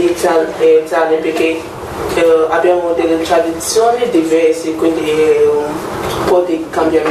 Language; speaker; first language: Italian; non-native, learner; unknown